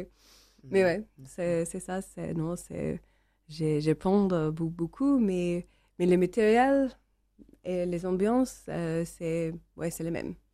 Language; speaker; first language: French; non-native, learner; English